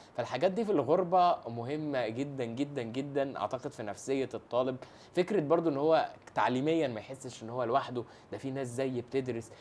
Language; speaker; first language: Egyptian Arabic; native; Egyptian Arabic